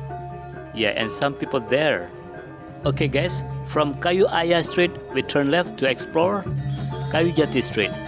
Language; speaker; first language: English; non-native, learner; Indonesian